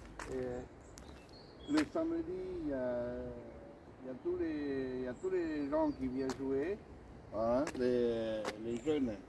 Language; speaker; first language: French; non-native, learner; Hmong